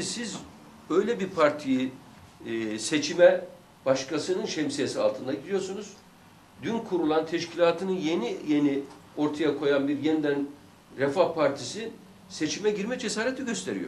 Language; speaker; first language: Turkish; native; Turkish